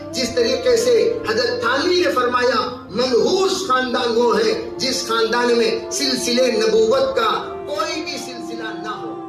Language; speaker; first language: Urdu; native; Urdu